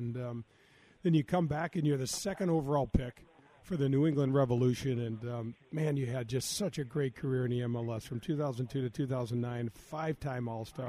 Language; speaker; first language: English; native; English